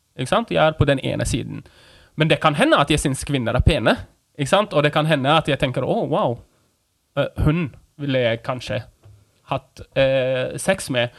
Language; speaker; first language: Norwegian; non-native, fluent; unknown